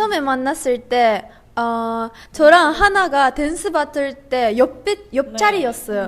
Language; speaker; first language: Korean; non-native, learner; Japanese